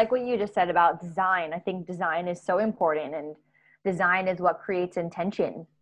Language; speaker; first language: English; native; English